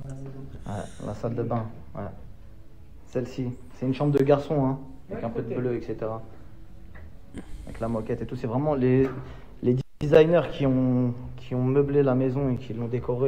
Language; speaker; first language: French; native; French